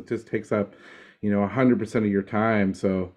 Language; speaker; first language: English; native; English